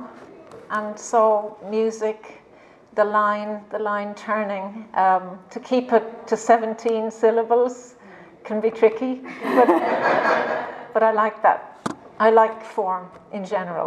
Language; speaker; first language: English; native; English